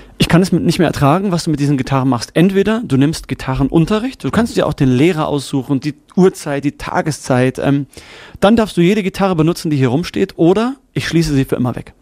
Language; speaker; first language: German; native; German